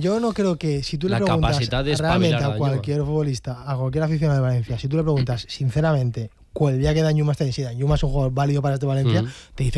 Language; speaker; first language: Spanish; native; Spanish